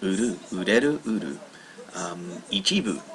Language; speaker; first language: Japanese; non-native, learner; English